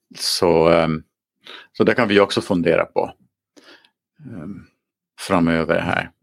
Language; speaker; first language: Swedish; native; Swedish